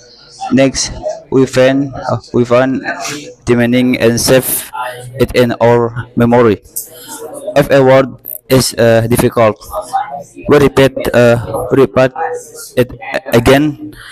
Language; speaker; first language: English; non-native, learner; Indonesian